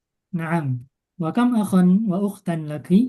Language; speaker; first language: Arabic; non-native, fluent; Indonesian